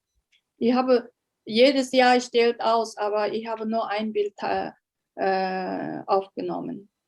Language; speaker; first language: German; non-native, learner; Uyghur